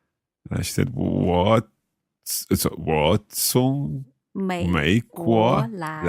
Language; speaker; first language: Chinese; non-native, learner; English